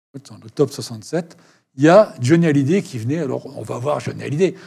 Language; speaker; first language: French; native; French